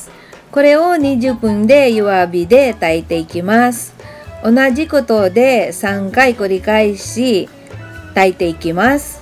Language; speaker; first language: Japanese; non-native, fluent; Filipino